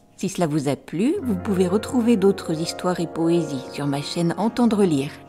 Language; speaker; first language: French; native; French